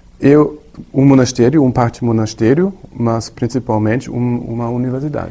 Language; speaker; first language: Portuguese; non-native, learner; German